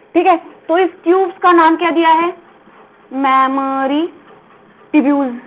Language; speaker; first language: Hindi; non-native, local second language; Marathi